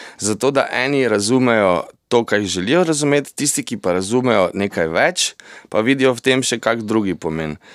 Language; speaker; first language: Slovenian; native; Slovenian